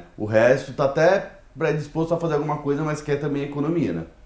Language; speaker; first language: Portuguese; native; Portuguese